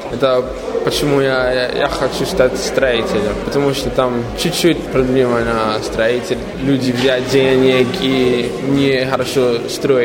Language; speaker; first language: Russian; non-native, learner; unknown